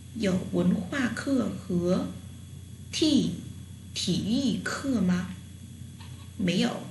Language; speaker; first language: Chinese; non-native, learner; Vietnamese